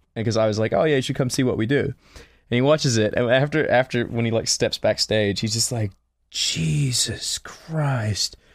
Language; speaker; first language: English; native; English